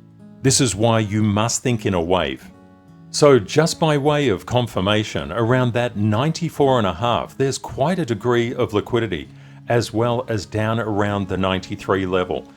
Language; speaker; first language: English; native; English